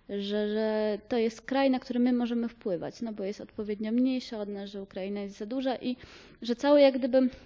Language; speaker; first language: Polish; native; Polish